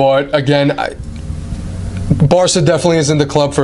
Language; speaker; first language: English; native; English